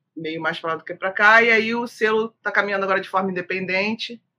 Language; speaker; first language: Portuguese; native; Portuguese